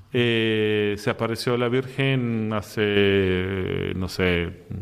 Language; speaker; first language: Spanish; native; Spanish